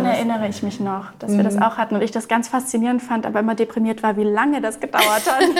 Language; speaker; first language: German; native; German